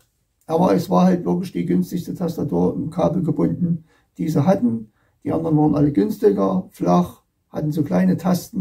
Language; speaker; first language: German; native; German